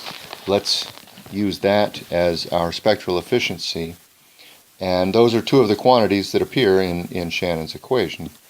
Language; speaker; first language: English; native; English